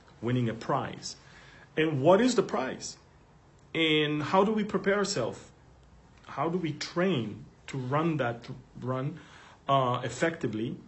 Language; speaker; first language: English; non-native, fluent; Hebrew